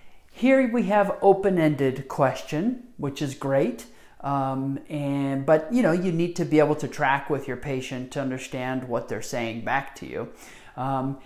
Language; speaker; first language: English; native; English